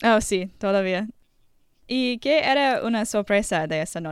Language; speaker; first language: Spanish; non-native, learner; English